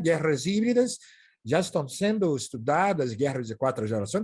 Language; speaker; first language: Portuguese; native; Portuguese